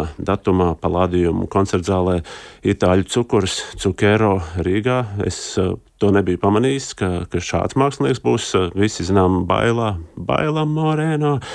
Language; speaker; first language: Latvian; native; Latvian